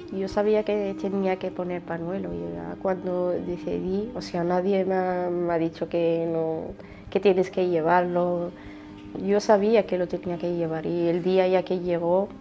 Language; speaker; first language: Spanish; non-native, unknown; Riffian